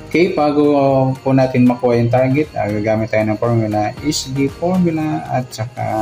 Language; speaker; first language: Filipino; native; Filipino